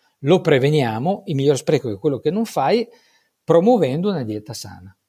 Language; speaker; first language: Italian; native; Italian